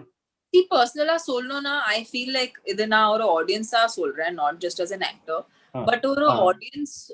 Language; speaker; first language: Tamil; non-native, local second language; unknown